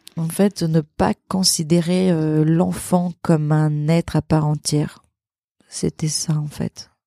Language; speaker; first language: French; early bilingual, other home language; Portuguese